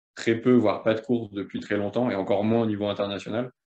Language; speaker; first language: French; native; French